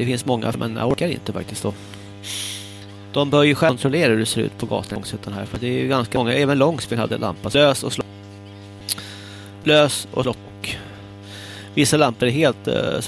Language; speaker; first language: Swedish; native; Swedish